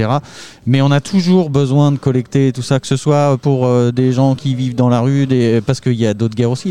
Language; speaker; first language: French; native; French